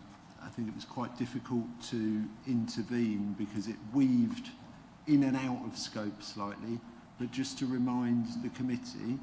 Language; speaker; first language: English; native; English